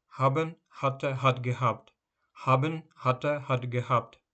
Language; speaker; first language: German; non-native, fluent; Ukrainian